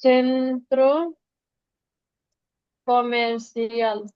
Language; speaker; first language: Spanish; non-native, fluent; Bangla